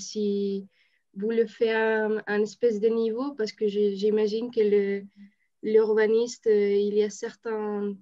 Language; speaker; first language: French; non-native, learner; Spanish